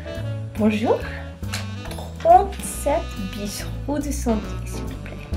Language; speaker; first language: French; non-native, learner; English